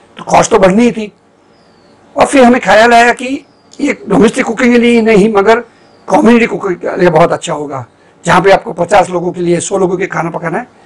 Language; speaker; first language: Hindi; non-native, local second language; Gujarati